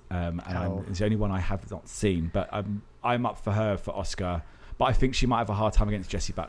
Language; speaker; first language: English; native; English